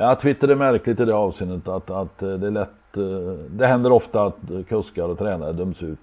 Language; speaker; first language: Swedish; native; Swedish